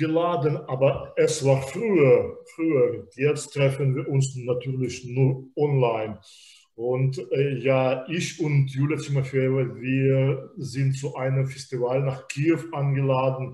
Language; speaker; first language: German; non-native, fluent; Belarusian